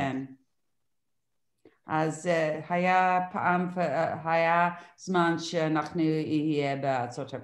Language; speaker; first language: Hebrew; non-native, learner; English